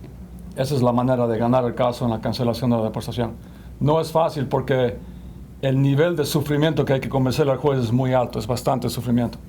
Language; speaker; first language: Spanish; native; Spanish